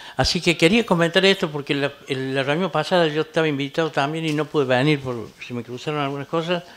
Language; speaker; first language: Spanish; native; Spanish